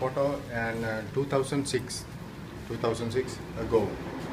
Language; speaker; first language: English; non-native, learner; Sinhala